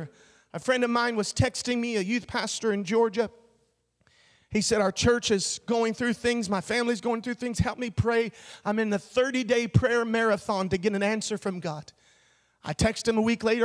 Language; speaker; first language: English; native; English